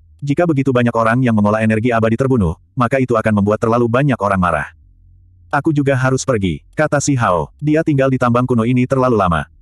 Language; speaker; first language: Indonesian; native; Indonesian